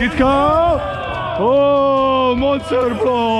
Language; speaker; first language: Russian; non-native, learner; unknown